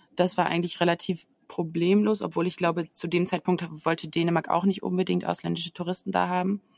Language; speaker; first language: German; native; German